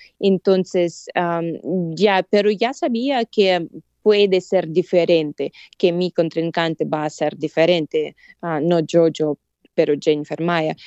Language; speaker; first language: Spanish; non-native, fluent; Russian